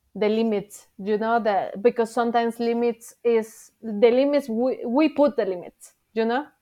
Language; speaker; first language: English; non-native, learner; Spanish